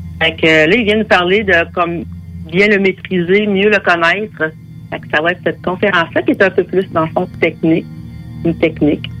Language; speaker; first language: French; native; French